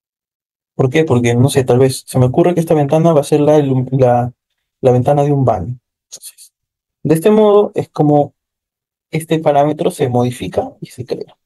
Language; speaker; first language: Spanish; native; Spanish